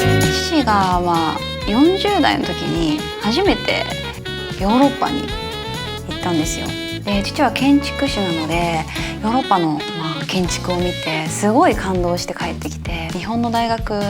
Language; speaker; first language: Japanese; native; Japanese